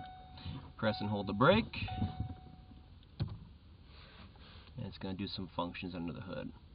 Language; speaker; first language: English; native; English